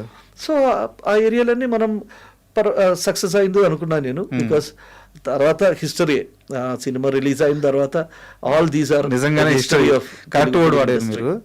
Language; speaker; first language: Telugu; non-native, fluent; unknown